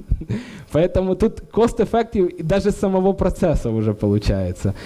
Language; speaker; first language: Russian; native; Russian